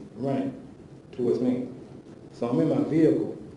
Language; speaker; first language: English; native; English